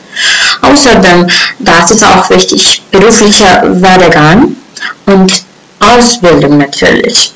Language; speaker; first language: German; non-native, fluent; Uzbek